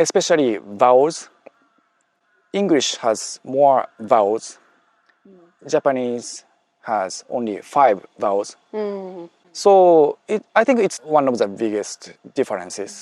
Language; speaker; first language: English; non-native, fluent; Japanese